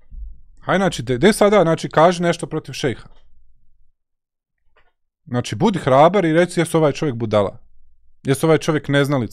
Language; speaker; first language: Bosnian; native; Bosnian